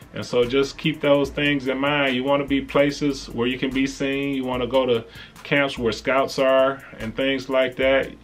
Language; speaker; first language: English; native; English